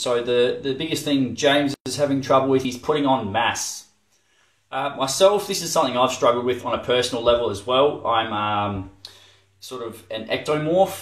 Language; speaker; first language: English; native; English